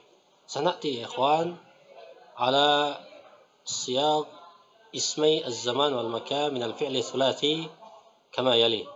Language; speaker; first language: Arabic; non-native, fluent; Indonesian